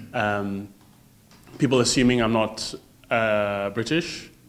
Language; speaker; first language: English; native; English